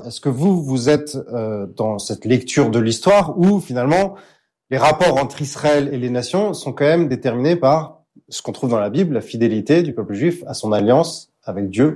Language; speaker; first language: French; native; French